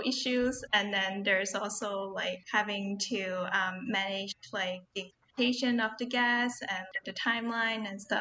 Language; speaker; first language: English; non-native, local second language; Cantonese